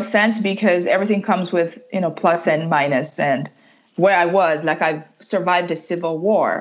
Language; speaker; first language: English; non-native, fluent; French